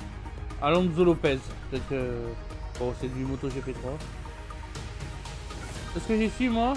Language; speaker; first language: French; native; French